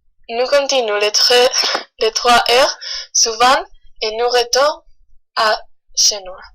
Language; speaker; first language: French; non-native, learner; Spanish